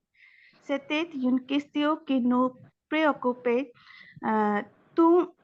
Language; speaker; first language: French; non-native, learner; Bangla